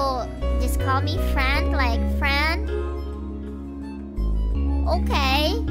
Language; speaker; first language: English; non-native, fluent; Indonesian